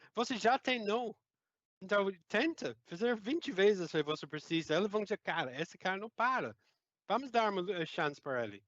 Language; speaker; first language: Portuguese; non-native, fluent; English